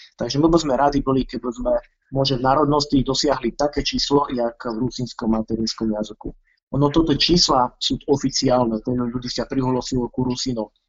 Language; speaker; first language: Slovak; native; Slovak